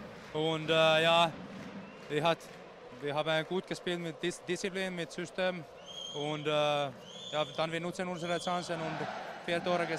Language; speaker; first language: German; non-native, learner; Finnish